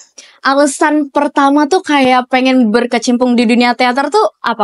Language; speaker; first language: Indonesian; native; Indonesian